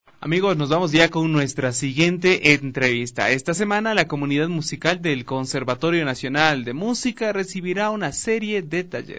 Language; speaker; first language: Spanish; native; Spanish